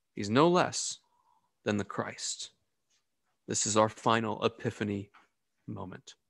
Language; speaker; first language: English; native; English